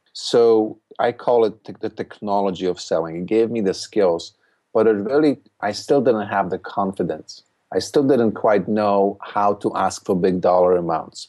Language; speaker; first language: English; non-native, fluent; Polish